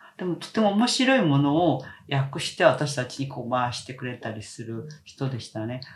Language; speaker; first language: Japanese; non-native, fluent; Korean